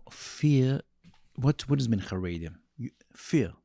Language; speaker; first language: English; non-native, learner; Yiddish